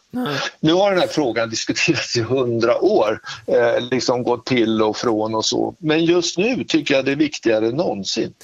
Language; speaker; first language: Swedish; native; Swedish